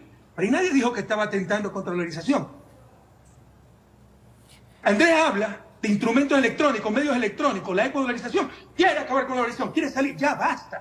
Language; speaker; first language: Spanish; native; Spanish